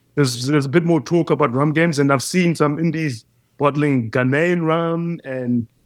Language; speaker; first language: English; non-native, local second language; Shona